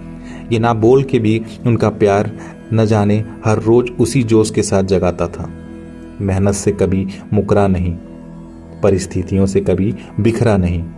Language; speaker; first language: Hindi; native; Hindi